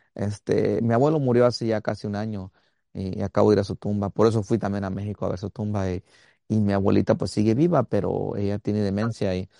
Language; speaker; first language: Spanish; early bilingual, heritage; Spanish